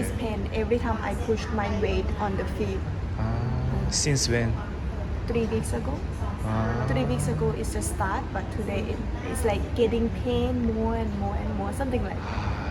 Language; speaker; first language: English; non-native, learner; Thai